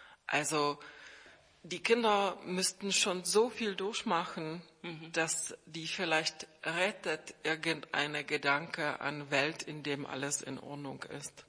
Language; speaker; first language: German; non-native, fluent; Czech